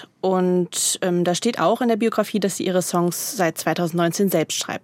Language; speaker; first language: German; native; German